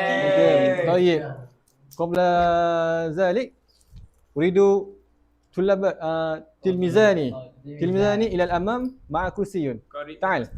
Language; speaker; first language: Arabic; non-native, learner; Malay